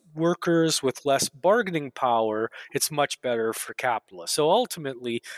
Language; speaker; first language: English; native; English